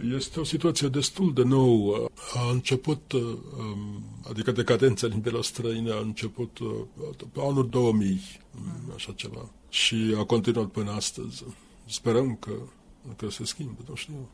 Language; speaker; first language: Romanian; non-native, fluent; Finnish